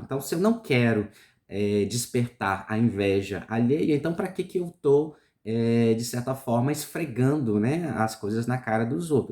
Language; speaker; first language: Portuguese; native; Portuguese